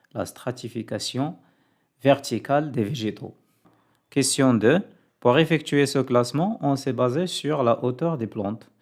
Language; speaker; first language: French; non-native, local second language; Arabic